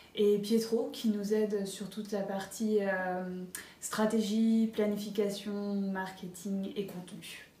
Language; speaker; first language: French; native; French